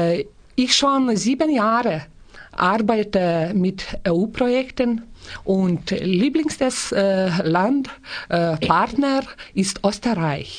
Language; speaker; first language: German; non-native, learner; Lithuanian